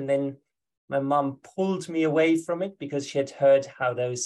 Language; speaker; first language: English; non-native, fluent; German